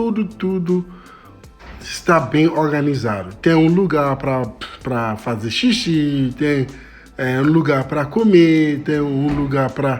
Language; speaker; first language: Portuguese; non-native, fluent; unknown